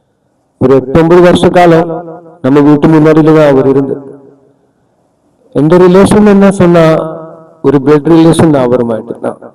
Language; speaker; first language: Tamil; non-native, learner; Malayalam